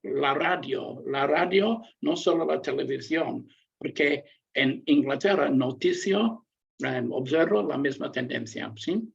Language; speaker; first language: Spanish; non-native, learner; English